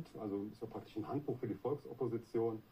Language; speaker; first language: German; native; German